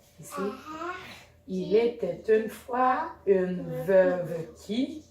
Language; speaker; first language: French; native; French